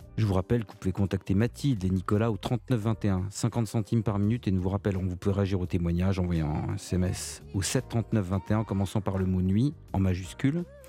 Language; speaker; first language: French; native; French